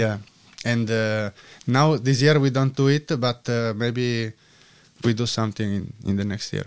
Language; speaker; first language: English; non-native, learner; Italian